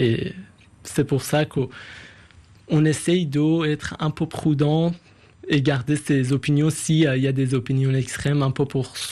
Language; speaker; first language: French; non-native, fluent; Persian